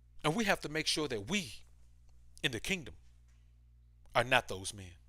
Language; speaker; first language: English; native; English